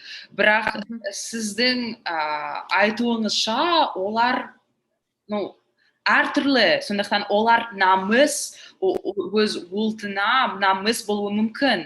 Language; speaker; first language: Kazakh; non-native, learner; English